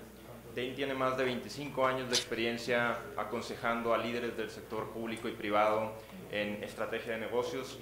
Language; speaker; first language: Spanish; native; Spanish